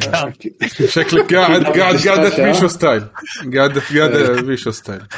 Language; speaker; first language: Arabic; native; Arabic